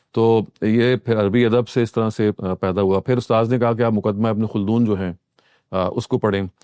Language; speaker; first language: Urdu; native; Urdu